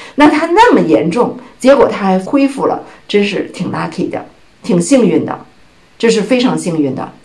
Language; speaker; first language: Chinese; native; Chinese